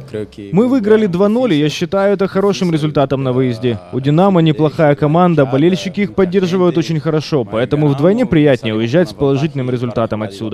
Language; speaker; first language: Russian; native; Russian